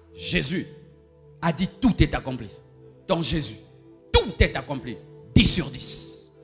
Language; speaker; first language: French; non-native, local second language; Lingala